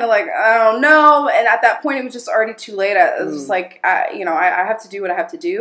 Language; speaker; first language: English; early bilingual, other home language; Amharic